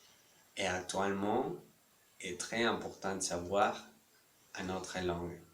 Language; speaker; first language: French; non-native, learner; Spanish